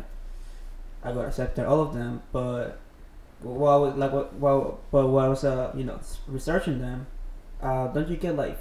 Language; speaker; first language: English; non-native, fluent; Spanish